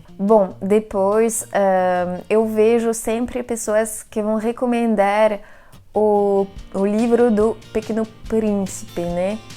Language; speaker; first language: Portuguese; non-native, fluent; French